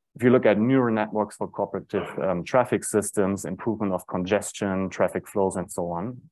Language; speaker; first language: English; non-native, fluent; German